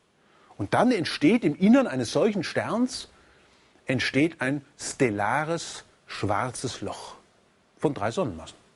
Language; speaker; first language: German; native; German